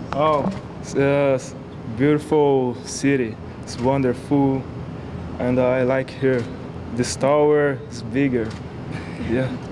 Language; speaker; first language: English; non-native, learner; Portuguese